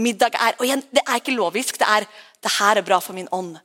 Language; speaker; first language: Norwegian; native; Norwegian